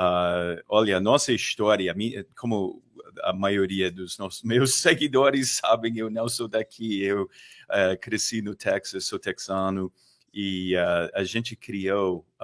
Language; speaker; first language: Portuguese; non-native, fluent; English